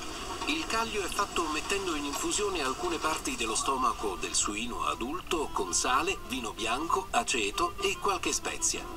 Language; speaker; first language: Italian; native; Italian